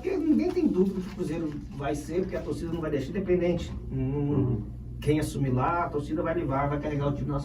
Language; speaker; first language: Portuguese; native; Portuguese